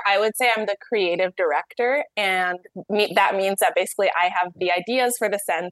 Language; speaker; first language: English; native; English